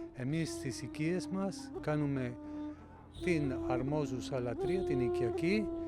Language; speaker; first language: Greek; non-native, fluent; Spanish